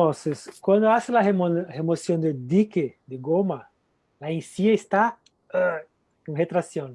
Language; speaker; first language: Spanish; non-native, fluent; Portuguese